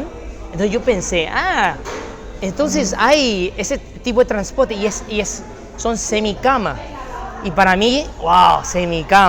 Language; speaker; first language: Spanish; non-native, fluent; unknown